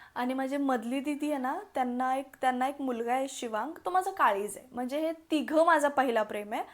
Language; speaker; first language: Marathi; non-native, local second language; Malayalam